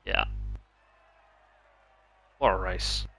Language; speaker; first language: English; native; English